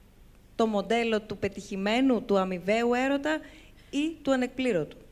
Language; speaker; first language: Greek; native; Greek